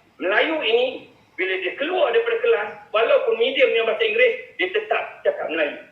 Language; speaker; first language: Malay; native; Malay